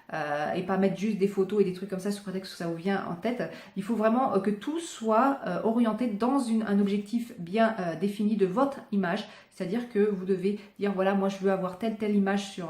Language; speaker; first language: French; native; French